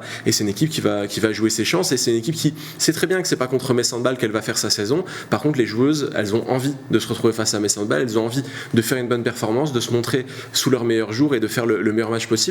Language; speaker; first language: French; native; French